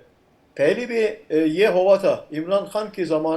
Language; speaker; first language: Hindi; non-native, fluent; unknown